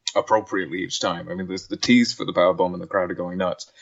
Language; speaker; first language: English; native; English